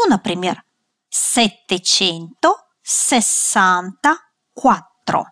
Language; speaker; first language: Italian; non-native, fluent; Russian